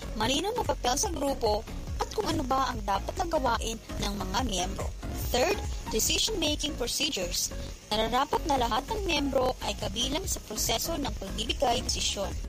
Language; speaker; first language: Filipino; non-native, local second language; Hiligaynon